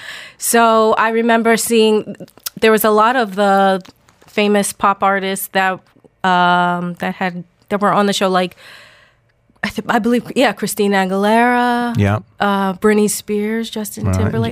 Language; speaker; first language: English; native; English